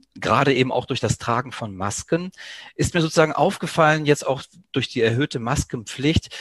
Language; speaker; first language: German; early bilingual, heritage; Greek